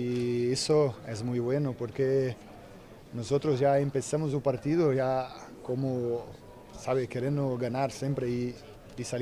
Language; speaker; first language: Spanish; non-native, fluent; Portuguese